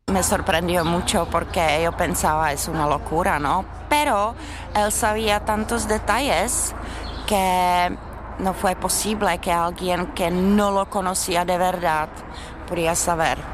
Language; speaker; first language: Spanish; non-native, learner; Czech